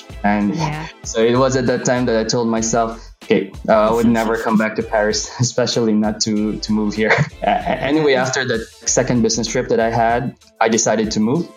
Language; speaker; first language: English; non-native, local second language; Hiligaynon